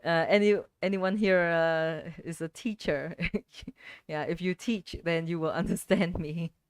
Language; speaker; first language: English; non-native, fluent; Vietnamese